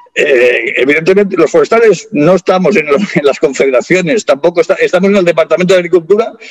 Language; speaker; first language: Spanish; native; Spanish